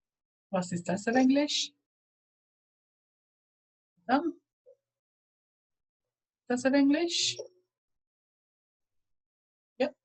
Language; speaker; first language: German; non-native, fluent; English